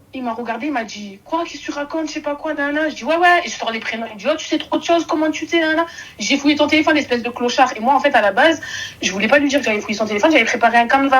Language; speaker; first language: French; native; French